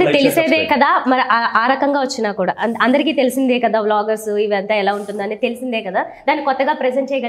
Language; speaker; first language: Telugu; native; Telugu